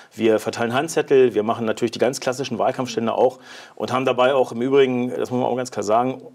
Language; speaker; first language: German; native; German